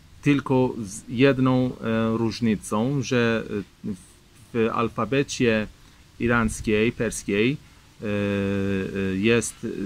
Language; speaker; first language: Polish; non-native, fluent; Persian